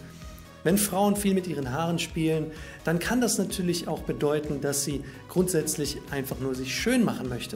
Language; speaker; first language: German; native; German